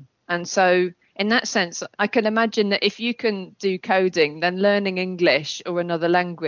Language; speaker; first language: English; native; English